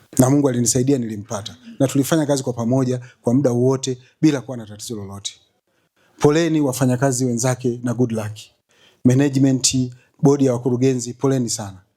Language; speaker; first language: Swahili; native; Swahili